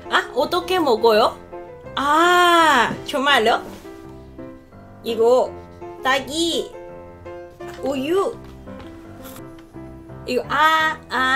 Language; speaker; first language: Korean; non-native, learner; Cantonese